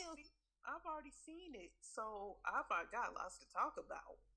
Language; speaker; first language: English; native; English